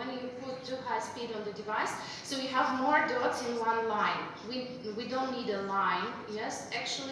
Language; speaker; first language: English; non-native, fluent; Russian